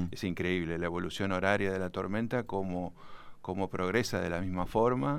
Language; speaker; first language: Spanish; native; Spanish